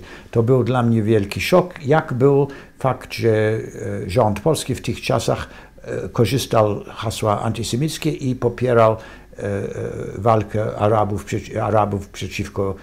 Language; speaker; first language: Polish; non-native, fluent; English